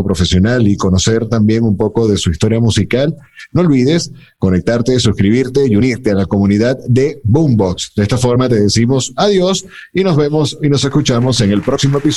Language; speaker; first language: Spanish; native; Spanish